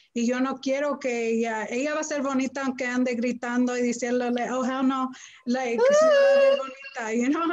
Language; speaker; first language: Spanish; early bilingual, heritage; Spanish